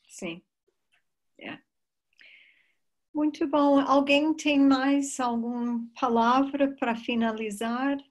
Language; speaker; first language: Portuguese; non-native, fluent; English